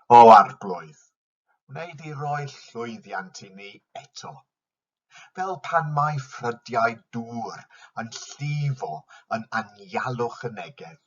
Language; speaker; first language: Welsh; non-native, local second language; English